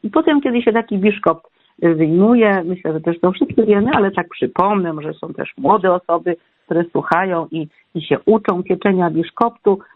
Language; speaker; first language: Polish; native; Polish